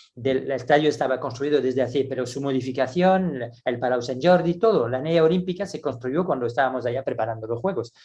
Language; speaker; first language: Spanish; non-native, fluent; French